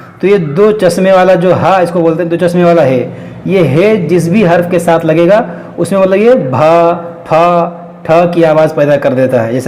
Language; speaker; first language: Hindi; native; Hindi